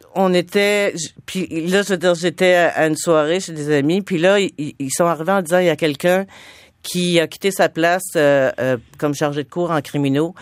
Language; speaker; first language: French; native; French